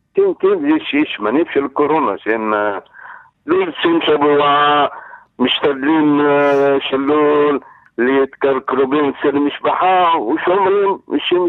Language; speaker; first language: Hebrew; non-native, learner; Arabic